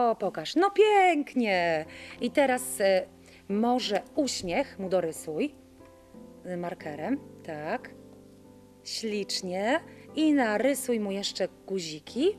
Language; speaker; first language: Polish; native; Polish